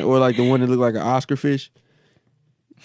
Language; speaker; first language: English; native; English